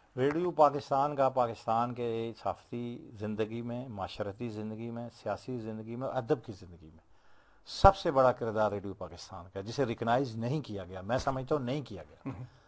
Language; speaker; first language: Urdu; non-native, local second language; Punjabi